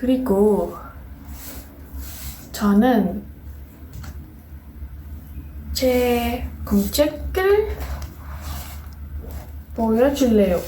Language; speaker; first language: Korean; non-native, learner; Portuguese